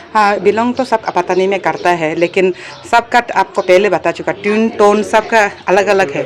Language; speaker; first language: Hindi; non-native, local second language; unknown